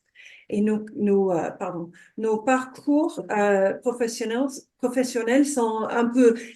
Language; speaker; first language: French; non-native, fluent; English